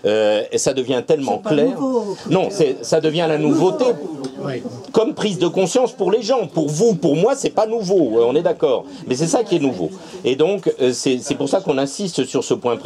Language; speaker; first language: French; native; French